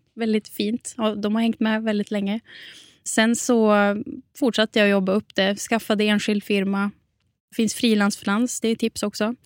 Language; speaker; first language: Swedish; native; Swedish